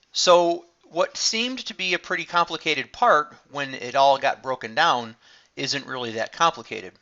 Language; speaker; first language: English; native; English